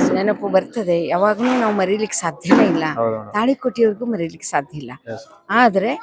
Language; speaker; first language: Kannada; non-native, local second language; Marathi